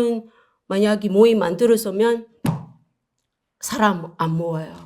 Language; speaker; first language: Korean; non-native, learner; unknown